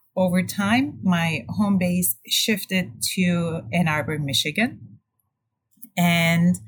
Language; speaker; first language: English; non-native, fluent; Turkish